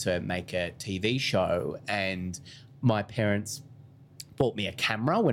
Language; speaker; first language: English; native; English